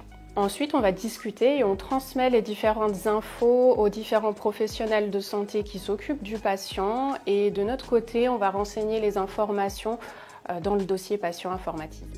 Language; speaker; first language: French; native; French